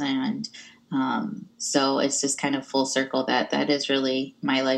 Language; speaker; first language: English; native; English